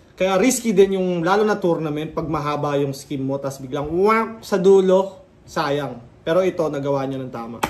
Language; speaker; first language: Filipino; native; Filipino